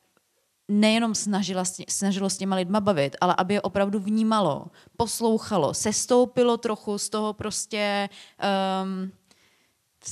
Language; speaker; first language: Czech; native; Czech